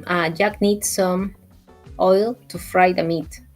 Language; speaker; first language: English; non-native, learner; Spanish